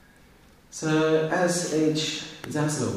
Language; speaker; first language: Hungarian; non-native, learner; English